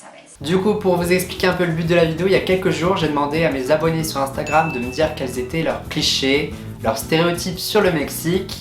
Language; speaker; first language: French; native; French